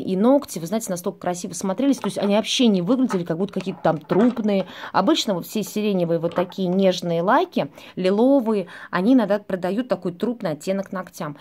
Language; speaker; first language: Russian; native; Russian